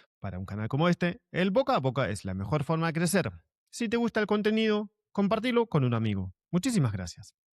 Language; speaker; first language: Spanish; non-native, fluent; German